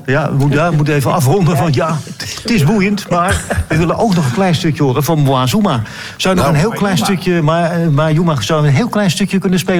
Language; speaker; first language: Dutch; native; Dutch